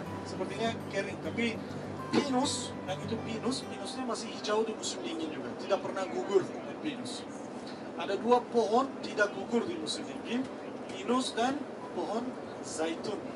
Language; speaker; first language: Indonesian; non-native, fluent; Turkish